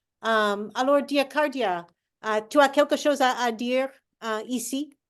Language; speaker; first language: French; non-native, fluent; English